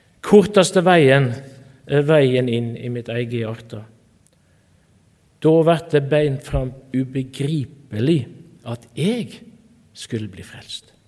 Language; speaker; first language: Norwegian; native; Norwegian